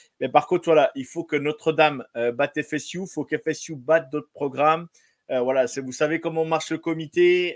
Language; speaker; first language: French; native; French